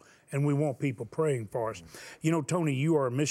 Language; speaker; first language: English; native; English